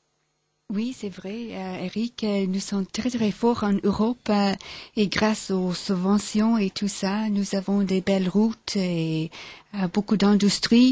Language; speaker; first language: French; non-native, fluent; English